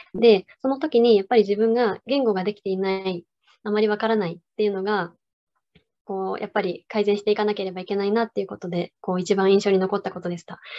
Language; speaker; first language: Japanese; native; Japanese